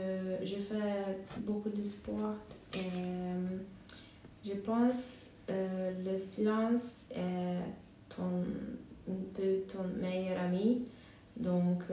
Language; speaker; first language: French; non-native, learner; Hungarian